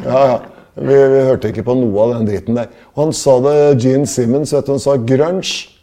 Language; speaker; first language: Norwegian; native; Norwegian